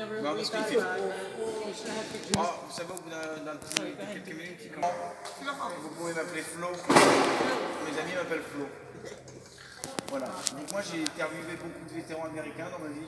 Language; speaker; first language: French; native; French